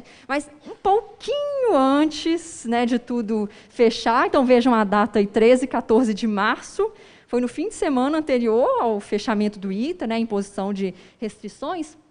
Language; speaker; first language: Portuguese; native; Portuguese